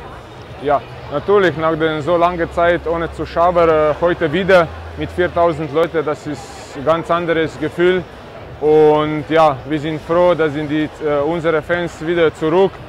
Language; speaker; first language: German; non-native, fluent; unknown